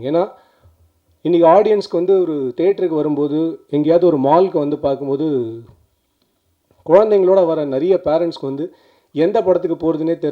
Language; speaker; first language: Tamil; native; Tamil